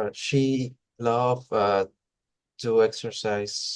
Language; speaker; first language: English; non-native, learner; Spanish